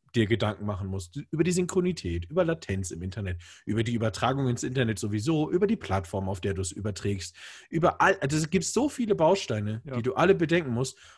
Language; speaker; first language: German; native; German